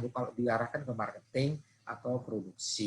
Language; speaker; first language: Indonesian; non-native, local second language; Javanese